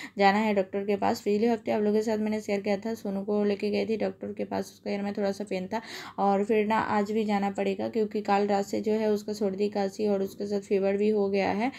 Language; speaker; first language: Hindi; non-native, local second language; Bangla